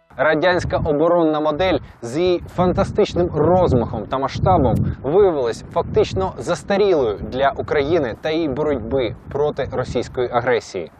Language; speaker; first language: Ukrainian; native; Ukrainian